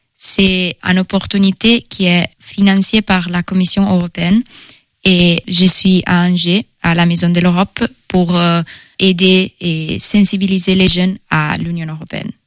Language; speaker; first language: French; non-native, fluent; Italian